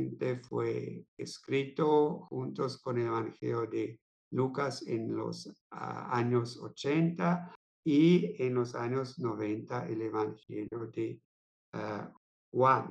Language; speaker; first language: Spanish; non-native, fluent; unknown